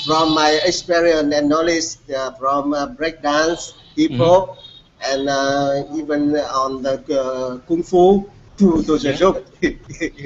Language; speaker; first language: English; non-native, learner; Vietnamese